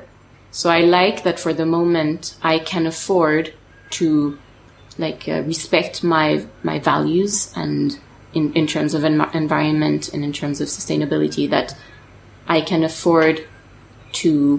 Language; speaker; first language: English; non-native, fluent; French